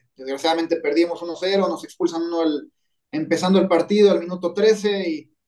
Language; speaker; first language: Spanish; native; Spanish